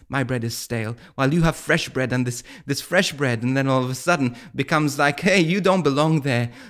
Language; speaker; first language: English; non-native, fluent; Maltese